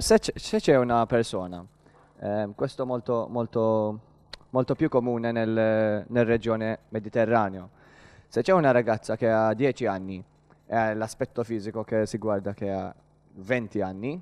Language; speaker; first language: Italian; non-native, learner; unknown